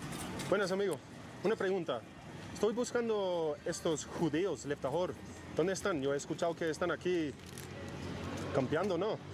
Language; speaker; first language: Spanish; early bilingual, heritage; English